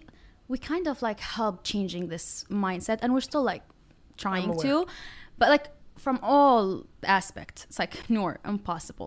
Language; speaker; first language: English; non-native, fluent; Arabic